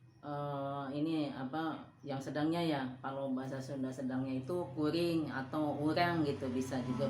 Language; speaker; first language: Indonesian; non-native, local second language; Sundanese